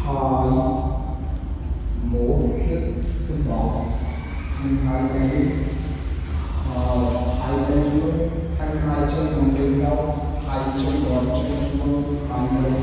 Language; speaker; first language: Vietnamese; non-native, learner; Hindi